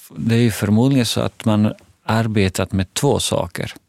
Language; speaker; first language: Swedish; non-native, fluent; Bosnian